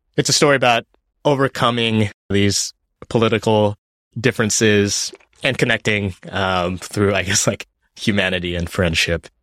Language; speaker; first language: English; early bilingual, other home language; Japanese